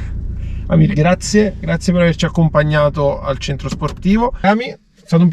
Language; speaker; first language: Italian; native; Italian